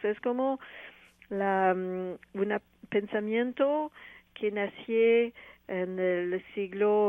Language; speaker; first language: Spanish; non-native, fluent; French